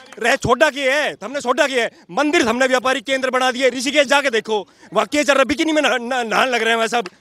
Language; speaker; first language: Hindi; native; Hindi